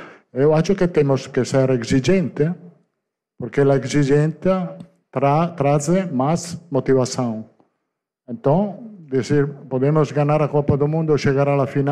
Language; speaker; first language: Portuguese; non-native, fluent; Italian